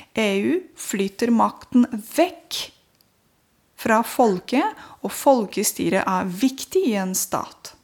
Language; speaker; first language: Norwegian; non-native, fluent; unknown